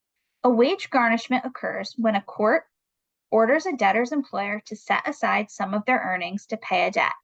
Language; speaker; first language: English; native; English